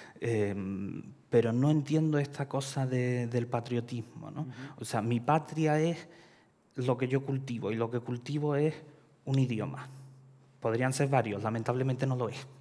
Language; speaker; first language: Spanish; early bilingual, other home language; Ukrainian